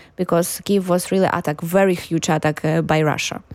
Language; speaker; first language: English; non-native, learner; Ukrainian